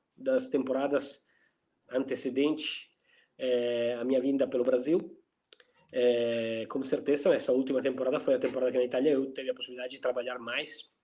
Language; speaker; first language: Portuguese; non-native, fluent; Italian